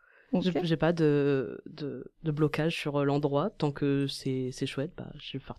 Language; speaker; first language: French; native; French